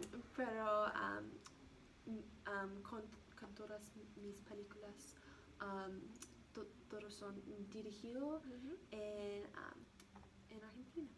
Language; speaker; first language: Spanish; non-native, learner; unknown